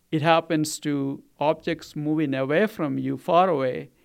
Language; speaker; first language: English; non-native, local second language; Malayalam